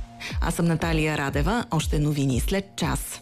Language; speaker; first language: Bulgarian; native; Bulgarian